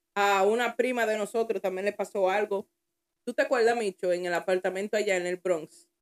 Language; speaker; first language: Spanish; early bilingual, heritage; Spanish